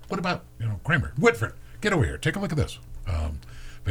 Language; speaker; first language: English; native; English